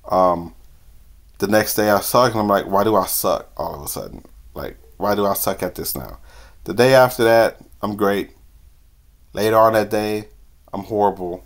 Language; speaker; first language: English; native; English